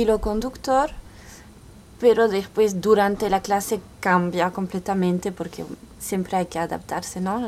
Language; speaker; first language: Spanish; early bilingual, heritage; French